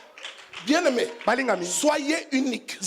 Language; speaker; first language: French; non-native, local second language; Lingala